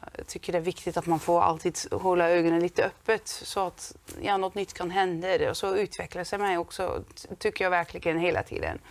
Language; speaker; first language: Swedish; non-native, fluent; Dutch